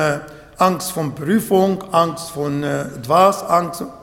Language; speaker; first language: German; non-native, fluent; Arabic